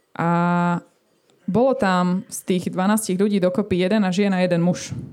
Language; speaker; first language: Slovak; native; Slovak